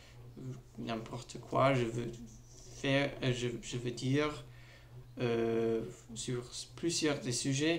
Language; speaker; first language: French; non-native, learner; English